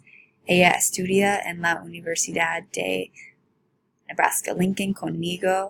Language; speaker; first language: Spanish; non-native, learner; English